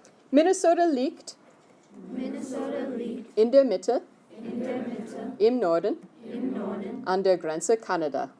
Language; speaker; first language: German; non-native, fluent; English